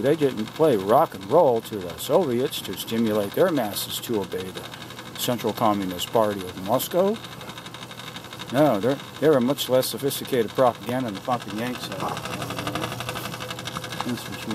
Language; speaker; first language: English; native; English